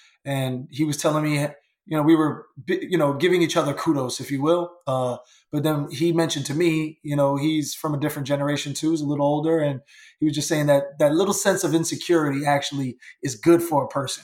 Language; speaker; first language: English; native; English